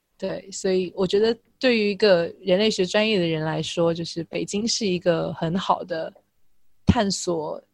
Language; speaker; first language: Chinese; non-native, local second language; Min Nan Chinese